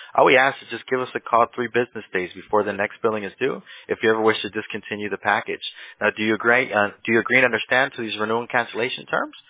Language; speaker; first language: English; native; English